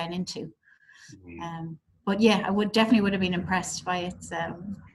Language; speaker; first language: English; native; English